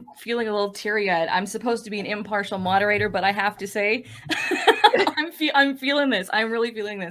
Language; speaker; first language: English; native; English